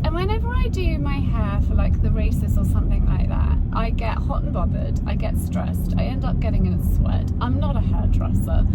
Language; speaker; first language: English; native; English